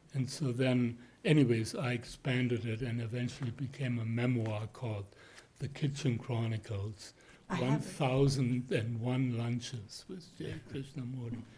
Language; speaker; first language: English; non-native, fluent; German